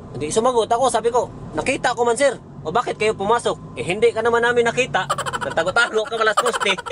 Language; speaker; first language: Filipino; non-native, local second language; Cebuano